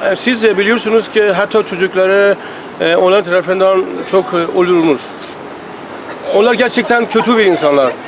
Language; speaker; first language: Turkish; non-native, learner; Persian